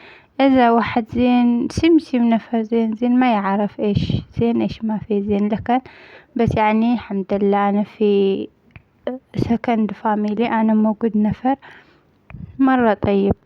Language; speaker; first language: Arabic; non-native, learner; Amharic